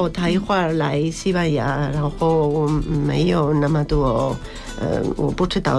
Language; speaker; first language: Chinese; non-native, learner; Spanish